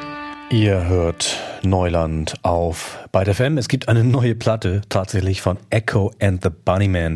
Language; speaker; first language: German; native; German